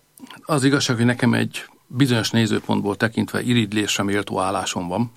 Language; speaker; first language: Hungarian; native; Hungarian